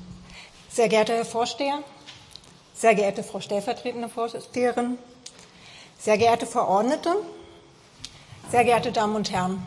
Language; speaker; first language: German; native; German